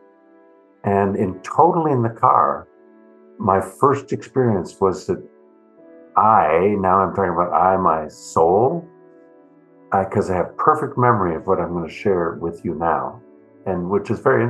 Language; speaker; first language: English; native; English